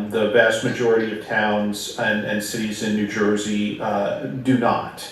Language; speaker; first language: English; native; English